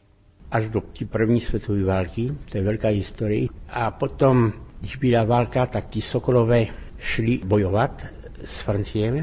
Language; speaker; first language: Czech; early bilingual, heritage; French